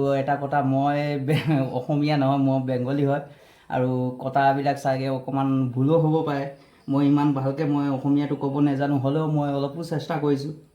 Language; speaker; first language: Assamese; non-native, local second language; Bangla